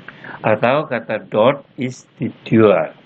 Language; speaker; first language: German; non-native, fluent; Indonesian